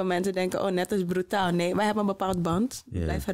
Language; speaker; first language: Dutch; native; Dutch